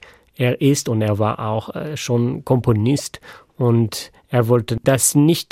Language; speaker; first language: German; non-native, fluent; French